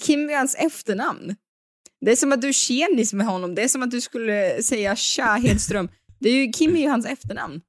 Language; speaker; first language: Swedish; native; Swedish